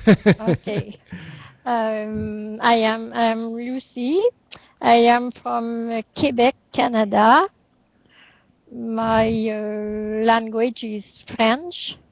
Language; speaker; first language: English; non-native, learner; French